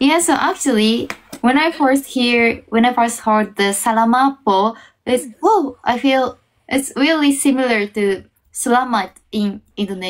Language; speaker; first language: English; non-native, fluent; Japanese